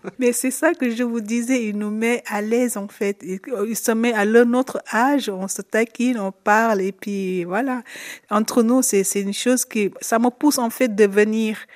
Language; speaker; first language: French; non-native, fluent; Italian